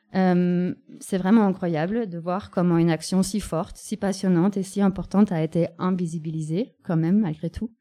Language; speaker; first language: French; non-native, fluent; German